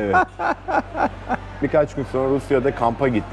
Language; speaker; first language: Turkish; native; Turkish